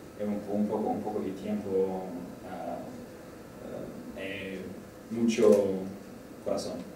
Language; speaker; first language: Spanish; non-native, learner; Romanian